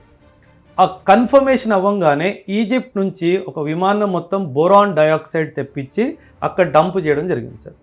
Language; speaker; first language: Telugu; non-native, local second language; Punjabi